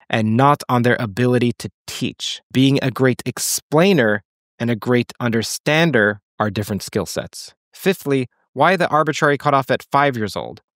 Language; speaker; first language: English; native; English